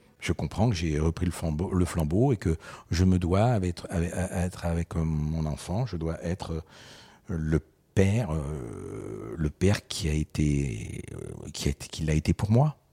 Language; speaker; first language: French; early bilingual, other home language; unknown